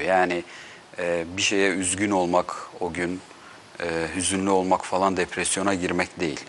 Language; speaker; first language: Turkish; native; Turkish